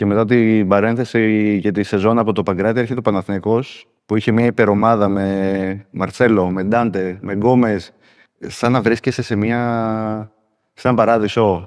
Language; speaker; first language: Greek; native; Greek